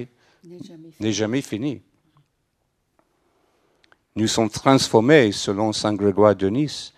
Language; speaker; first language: French; non-native, fluent; English